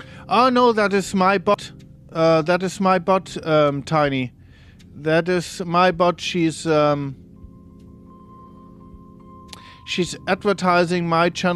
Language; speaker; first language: English; non-native, fluent; German